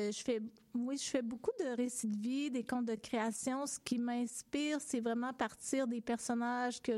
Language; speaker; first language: French; native; French